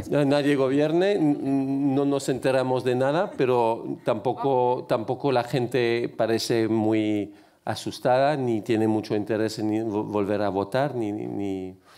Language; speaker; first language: Spanish; non-native, fluent; French